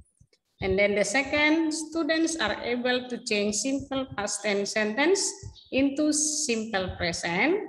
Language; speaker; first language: English; non-native, learner; Indonesian